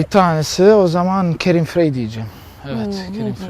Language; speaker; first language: Turkish; non-native, learner; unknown